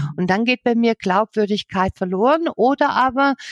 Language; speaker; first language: German; native; German